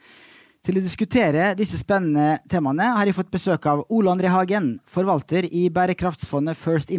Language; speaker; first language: Norwegian; native; Norwegian